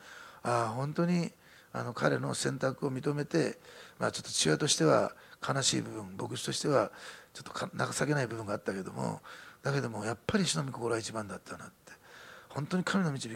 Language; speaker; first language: Japanese; native; Japanese